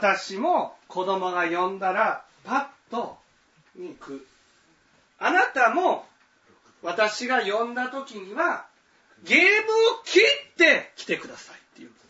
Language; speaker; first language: Japanese; native; Japanese